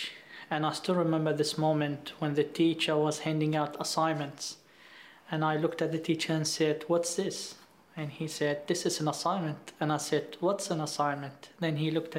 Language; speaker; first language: English; non-native, fluent; Arabic